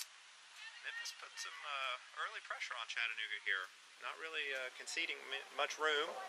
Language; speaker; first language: English; native; English